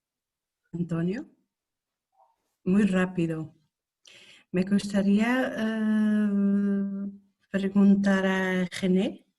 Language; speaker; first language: Spanish; non-native, fluent; Portuguese